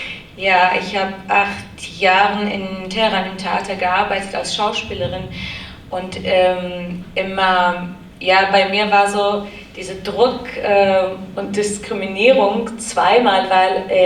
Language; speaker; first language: German; non-native, learner; Kurdish